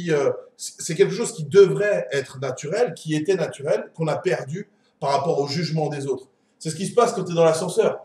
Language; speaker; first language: French; native; French